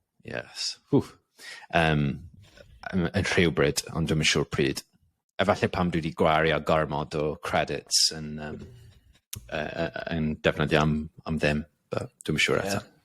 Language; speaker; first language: Welsh; non-native, local second language; English